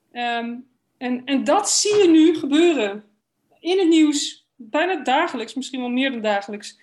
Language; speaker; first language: Dutch; native; Dutch